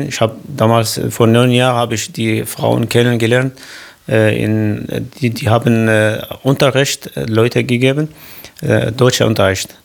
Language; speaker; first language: German; non-native, learner; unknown